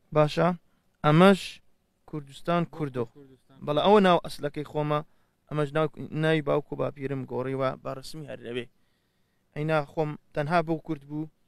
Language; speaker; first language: Central Kurdish; early bilingual, heritage; Central Kurdish